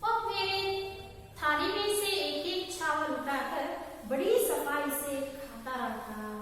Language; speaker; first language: Hindi; non-native, local second language; Kannada